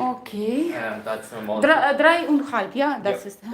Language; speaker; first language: German; non-native, learner; Ukrainian